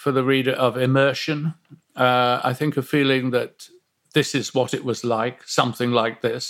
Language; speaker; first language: English; native; English